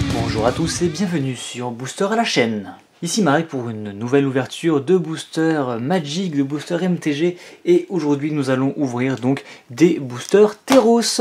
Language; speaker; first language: French; native; French